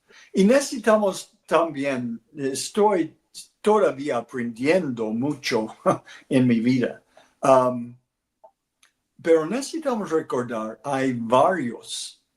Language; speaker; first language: Spanish; non-native, learner; English